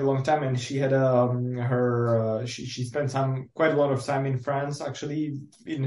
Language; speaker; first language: English; non-native, fluent; Czech